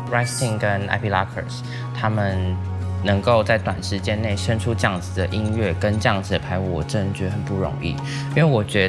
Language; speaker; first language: Chinese; native; Chinese